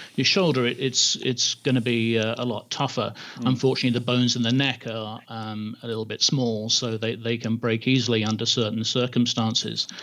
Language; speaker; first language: English; native; English